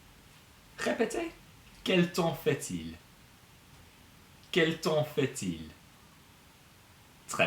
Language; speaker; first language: French; non-native, fluent; English